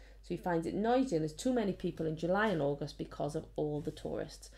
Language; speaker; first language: English; native; English